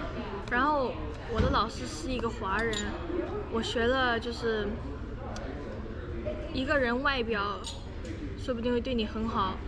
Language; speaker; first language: Chinese; early bilingual, other home language; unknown